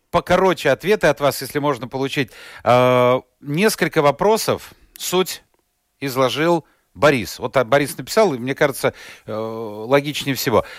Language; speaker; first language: Russian; native; Russian